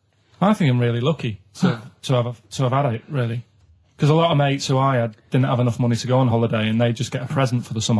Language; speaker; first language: English; native; English